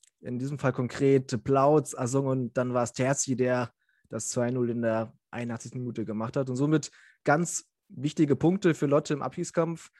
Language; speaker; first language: German; native; German